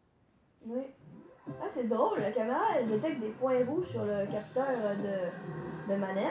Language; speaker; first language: French; native; French